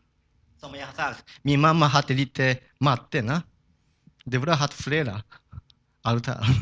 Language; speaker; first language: Swedish; non-native, fluent; Japanese